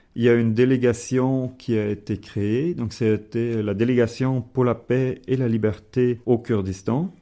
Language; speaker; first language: French; non-native, fluent; German